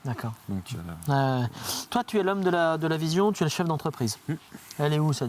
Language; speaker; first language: French; native; French